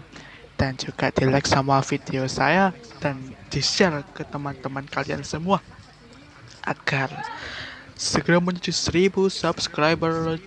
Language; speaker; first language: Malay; non-native, local second language; Javanese